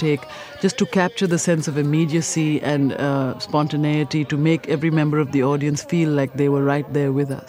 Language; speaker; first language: English; non-native, local second language; Punjabi